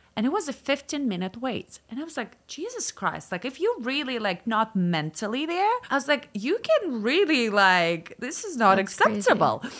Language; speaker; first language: English; non-native, fluent; Russian